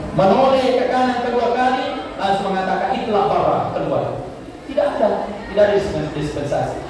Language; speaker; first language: Indonesian; non-native, local second language; Buginese